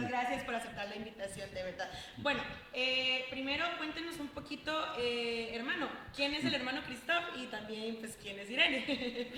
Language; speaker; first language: Spanish; native; Spanish